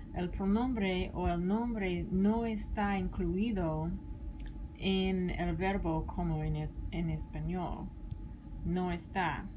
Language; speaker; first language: Spanish; non-native, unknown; English